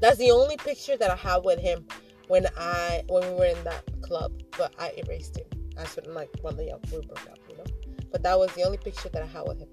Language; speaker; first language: English; early bilingual, other home language; Spanish